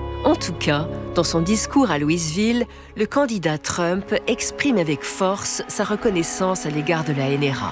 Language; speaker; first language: French; native; French